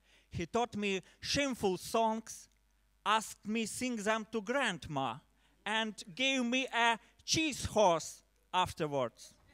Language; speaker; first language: English; non-native, learner; Ukrainian